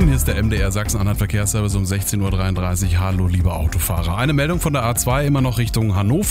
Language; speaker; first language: German; native; German